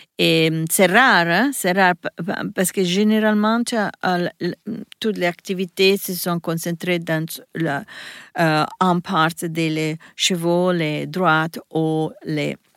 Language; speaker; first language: French; non-native, learner; Italian